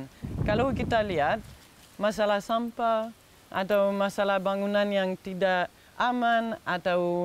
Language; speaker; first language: Indonesian; non-native, fluent; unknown